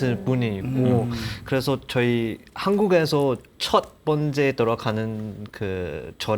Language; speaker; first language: Korean; non-native, learner; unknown